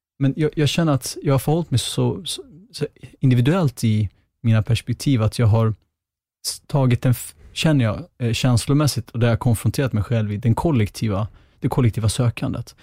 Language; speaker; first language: Swedish; early bilingual, other home language; Kurdish